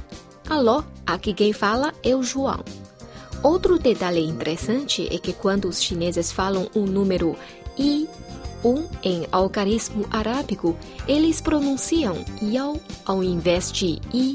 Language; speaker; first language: Portuguese; non-native, fluent; Chinese